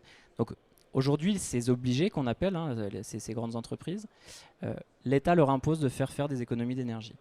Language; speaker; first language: French; native; French